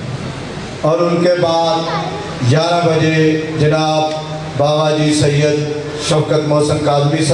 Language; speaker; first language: Hindi; non-native, local second language; Punjabi